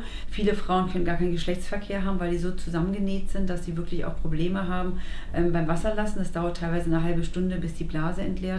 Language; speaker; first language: German; native; German